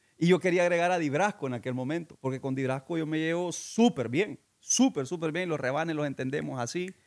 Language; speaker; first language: Spanish; native; Spanish